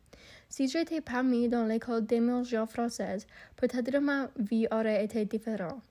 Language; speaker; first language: French; non-native, local second language; English